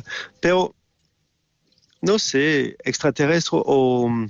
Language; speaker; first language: Spanish; non-native, learner; French